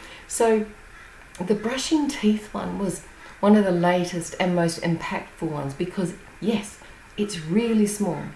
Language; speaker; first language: English; native; English